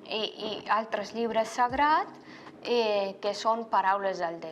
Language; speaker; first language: Catalan; non-native, fluent; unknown